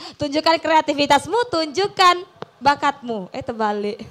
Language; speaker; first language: Indonesian; native; Indonesian